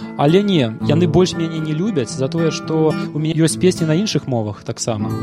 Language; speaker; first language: Belarusian; non-native, local second language; Russian